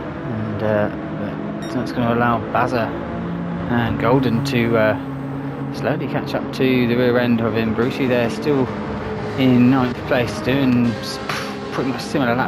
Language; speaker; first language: English; native; English